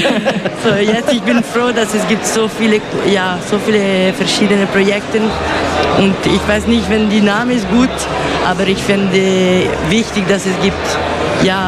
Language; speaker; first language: German; non-native, local second language; Italian